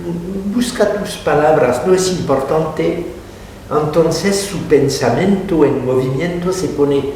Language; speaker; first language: Spanish; non-native, fluent; French